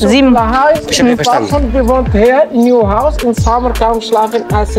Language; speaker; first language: German; non-native, learner; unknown